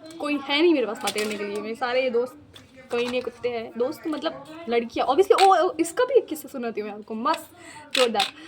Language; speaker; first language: Hindi; non-native, local second language; Marwari